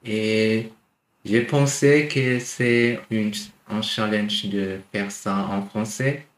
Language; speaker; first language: French; non-native, learner; German